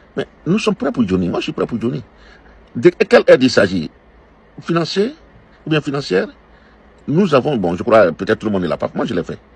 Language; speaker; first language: French; non-native, local second language; Dyula